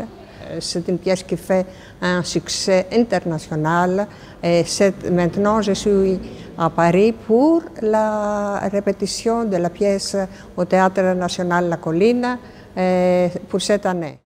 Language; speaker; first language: French; non-native, fluent; Greek